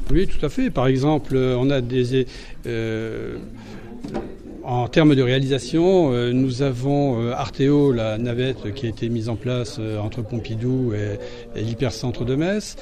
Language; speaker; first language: French; native; French